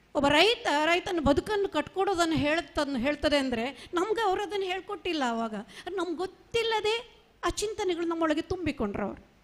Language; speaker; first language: Kannada; non-native, local second language; Marathi